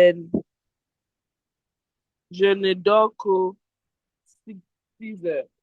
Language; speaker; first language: French; non-native, learner; English